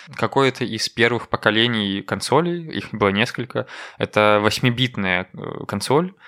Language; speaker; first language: Russian; native; Russian